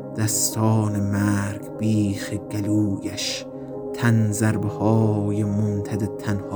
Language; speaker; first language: Persian; native; Persian